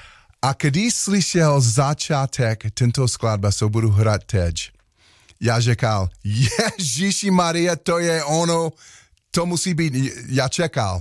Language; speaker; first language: Czech; non-native, learner; English